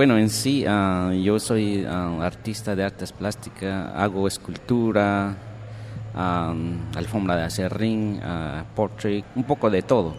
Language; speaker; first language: Spanish; non-native, local second language; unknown